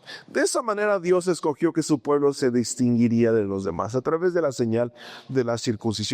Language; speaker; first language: Spanish; native; Spanish